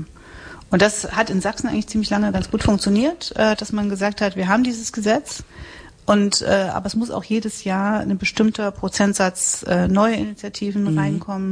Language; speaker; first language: German; native; German